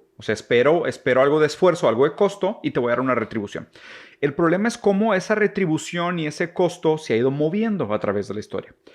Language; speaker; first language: Spanish; native; Spanish